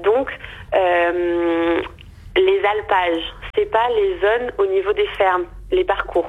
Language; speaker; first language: French; native; French